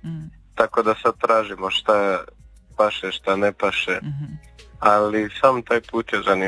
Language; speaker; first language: Serbian; native; Serbian